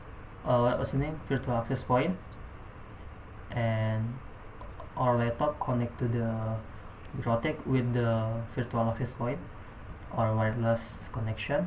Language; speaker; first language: English; non-native, learner; Indonesian